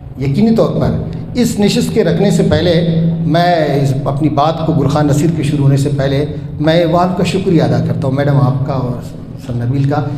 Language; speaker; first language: Urdu; non-native, local second language; Baluchi